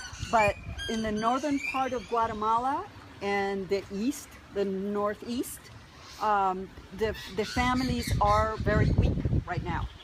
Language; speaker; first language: English; native; English